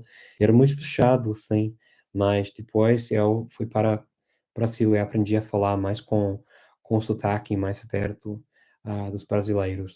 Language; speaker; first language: Portuguese; non-native, fluent; English